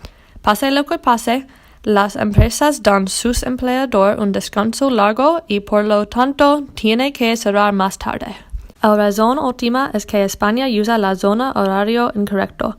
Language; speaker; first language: Spanish; non-native, learner; English